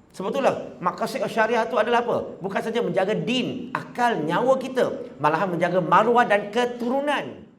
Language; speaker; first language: Malay; non-native, local second language; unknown